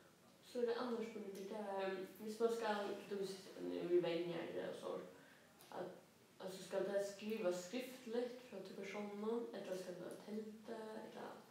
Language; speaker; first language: Danish; non-native, local second language; Faroese